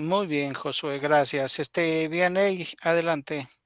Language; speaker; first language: Spanish; native; Spanish